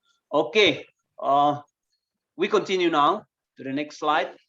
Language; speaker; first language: English; non-native, fluent; Indonesian